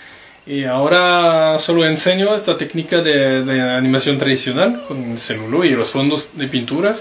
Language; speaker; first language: Spanish; non-native, fluent; French